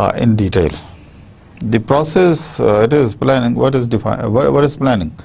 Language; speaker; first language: English; non-native, local second language; Urdu